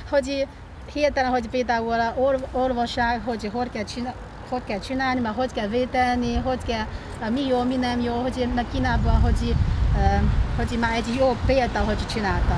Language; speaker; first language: Hungarian; non-native, learner; Chinese